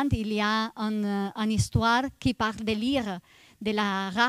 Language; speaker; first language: French; non-native, fluent; Italian